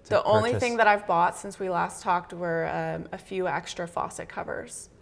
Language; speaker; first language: English; native; English